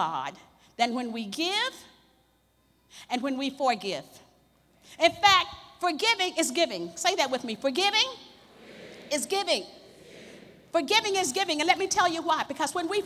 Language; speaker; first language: English; native; English